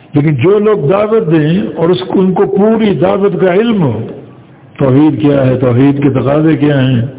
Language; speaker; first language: Urdu; native; Urdu